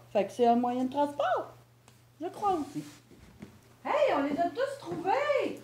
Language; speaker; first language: French; native; French